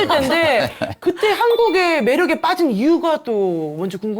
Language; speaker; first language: Korean; native; Korean